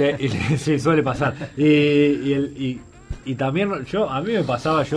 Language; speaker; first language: Spanish; native; Spanish